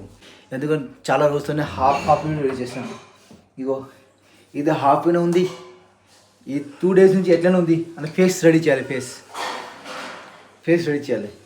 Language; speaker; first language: Telugu; non-native, learner; Hindi